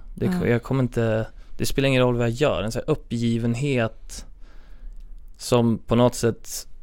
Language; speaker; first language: Swedish; native; Swedish